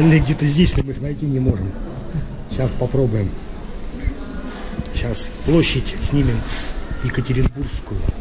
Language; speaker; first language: Russian; native; Russian